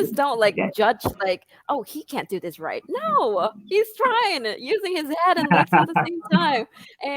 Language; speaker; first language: English; non-native, fluent; Khmer